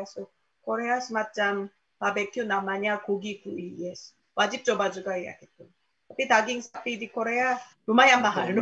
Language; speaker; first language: Indonesian; non-native, fluent; Korean